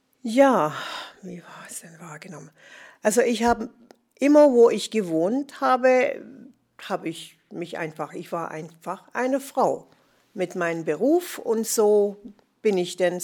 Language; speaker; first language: German; non-native, fluent; English